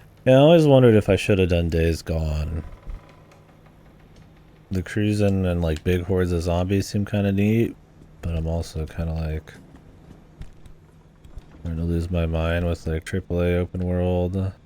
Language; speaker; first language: English; native; English